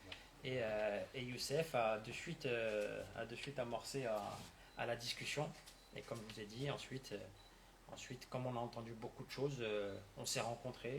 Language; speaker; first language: French; native; French